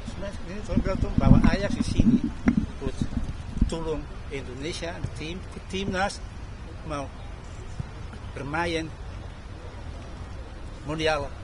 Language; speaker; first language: Indonesian; early bilingual, heritage; Indonesian